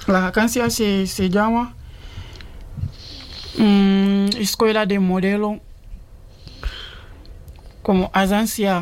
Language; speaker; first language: Spanish; non-native, learner; Bambara